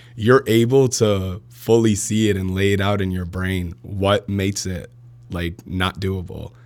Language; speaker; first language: English; early bilingual, other home language; Arabic